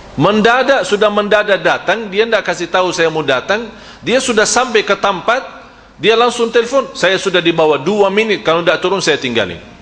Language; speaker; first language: Malay; non-native, fluent; Arabic